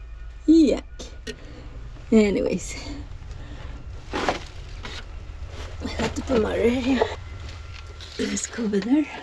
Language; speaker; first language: English; non-native, learner; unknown